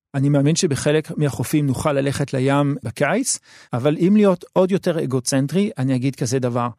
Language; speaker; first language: Hebrew; early bilingual, other home language; French